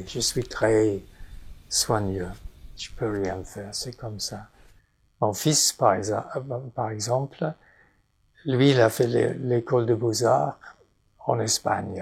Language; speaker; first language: French; non-native, fluent; English